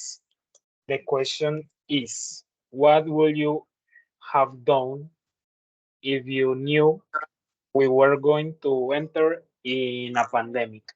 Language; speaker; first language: English; non-native, learner; Spanish